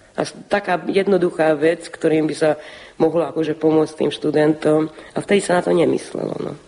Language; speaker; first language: Slovak; early bilingual, heritage; Slovak